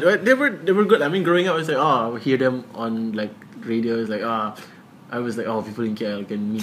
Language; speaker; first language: English; non-native, local second language; Malay